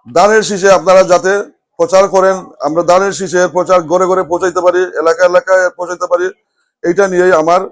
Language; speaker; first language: Bangla; early bilingual, heritage; Bangla